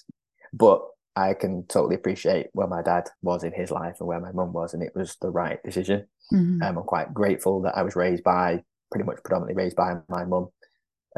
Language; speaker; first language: English; native; English